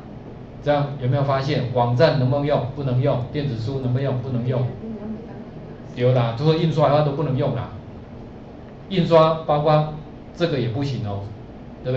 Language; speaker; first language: Chinese; native; Chinese